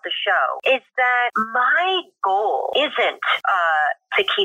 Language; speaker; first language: English; native; English